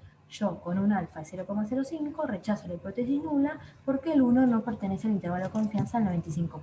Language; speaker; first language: Spanish; native; Spanish